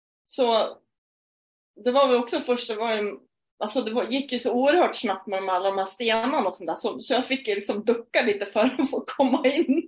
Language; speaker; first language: Swedish; native; Swedish